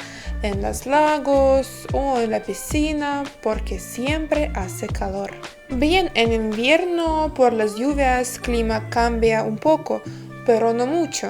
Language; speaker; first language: Spanish; non-native, fluent; Ukrainian